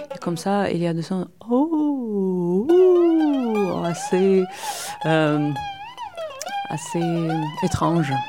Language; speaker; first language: French; non-native, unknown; Russian